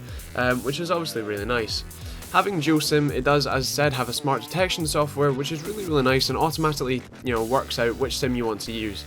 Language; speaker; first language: English; native; English